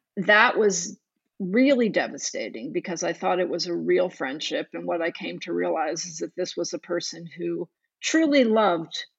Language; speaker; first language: English; native; English